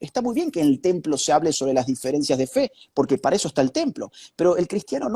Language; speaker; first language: Spanish; native; Spanish